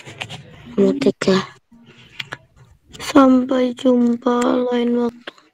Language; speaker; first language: Indonesian; native; Indonesian